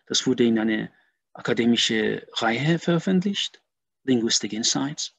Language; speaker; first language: German; non-native, fluent; Persian